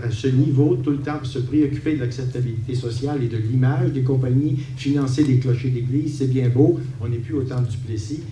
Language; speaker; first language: French; native; French